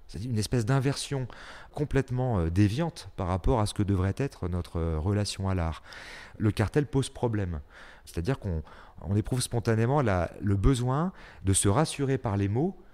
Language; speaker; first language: French; native; French